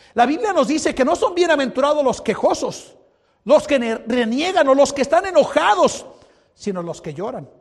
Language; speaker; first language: Spanish; native; Spanish